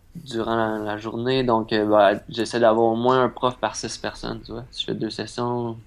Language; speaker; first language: French; native; French